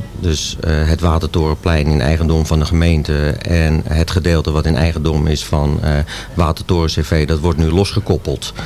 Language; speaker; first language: Dutch; native; Dutch